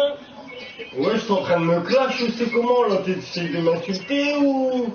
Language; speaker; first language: French; native; French